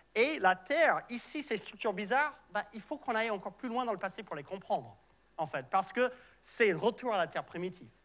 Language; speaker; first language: French; non-native, fluent; English